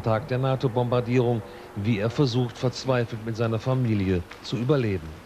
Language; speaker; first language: German; native; German